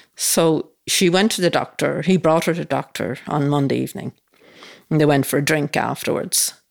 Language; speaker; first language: English; native; English